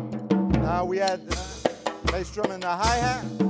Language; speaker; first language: English; native; English